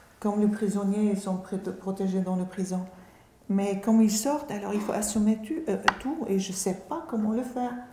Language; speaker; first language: French; non-native, fluent; Arabic